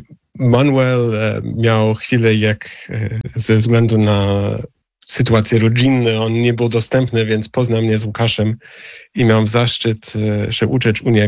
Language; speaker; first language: Polish; non-native, fluent; English